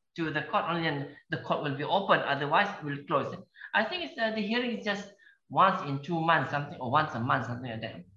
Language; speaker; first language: English; non-native, local second language; Malay